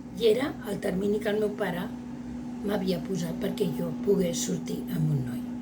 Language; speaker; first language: Catalan; non-native, local second language; Spanish